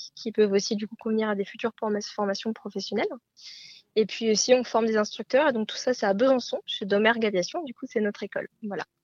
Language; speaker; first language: French; native; French